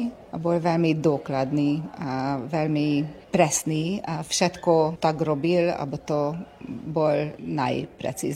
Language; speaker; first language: Slovak; early bilingual, heritage; Slovak